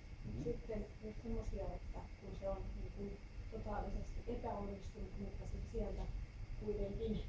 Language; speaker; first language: Finnish; native; Finnish